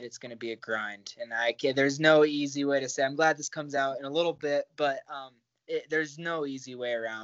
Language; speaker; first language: English; native; English